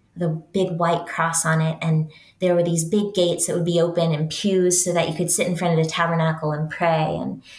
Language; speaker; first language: English; native; English